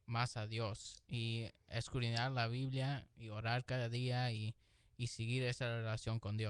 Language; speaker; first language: Spanish; early bilingual, heritage; Spanish